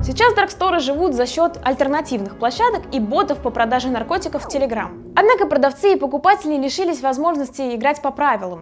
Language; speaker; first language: Russian; native; Russian